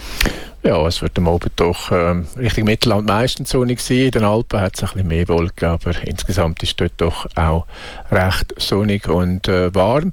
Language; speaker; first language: German; native; German